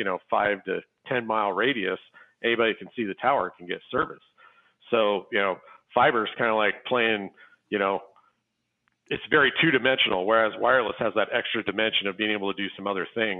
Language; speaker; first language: English; native; English